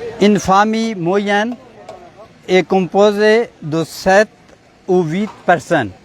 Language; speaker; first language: French; non-native, fluent; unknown